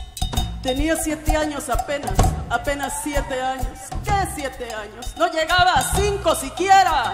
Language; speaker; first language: Spanish; native; Spanish